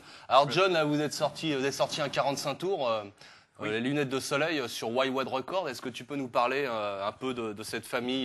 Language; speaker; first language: French; native; French